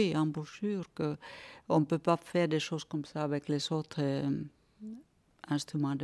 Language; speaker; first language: French; non-native, fluent; Finnish